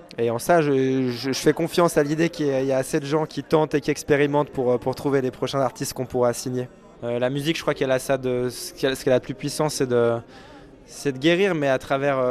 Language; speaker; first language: French; native; French